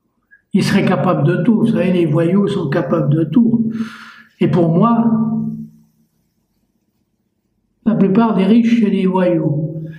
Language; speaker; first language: French; native; French